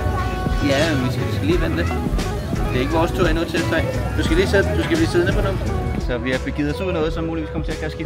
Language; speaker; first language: Danish; native; Danish